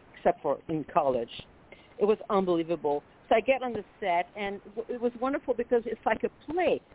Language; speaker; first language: English; non-native, fluent; French